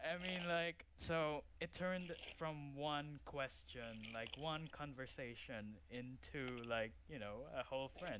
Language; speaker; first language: English; non-native, local second language; Filipino